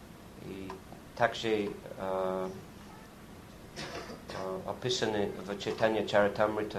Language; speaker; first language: Russian; non-native, learner; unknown